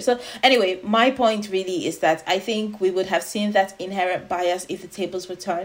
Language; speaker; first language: English; non-native, local second language; Yoruba